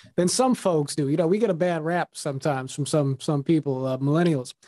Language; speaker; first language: English; native; English